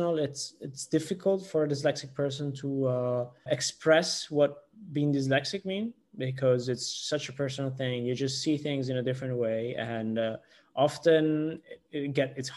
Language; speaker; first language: English; non-native, fluent; Italian